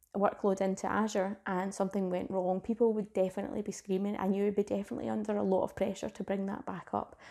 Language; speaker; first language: English; native; English